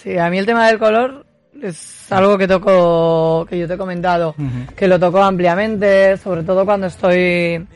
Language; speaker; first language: Spanish; native; Spanish